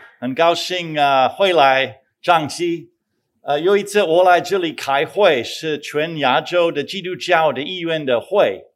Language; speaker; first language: Chinese; non-native, fluent; English